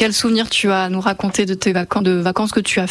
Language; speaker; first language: French; native; French